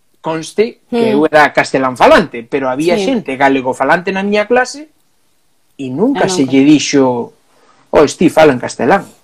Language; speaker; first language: Galician; non-native, local second language; Spanish